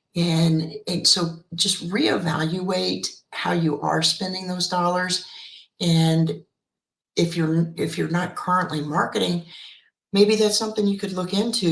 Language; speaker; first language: English; native; English